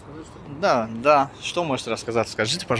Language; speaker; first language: Russian; non-native, learner; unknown